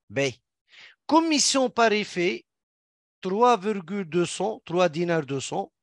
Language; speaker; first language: French; non-native, local second language; Arabic